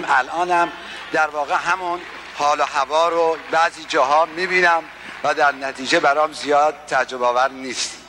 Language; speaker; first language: Persian; native; Persian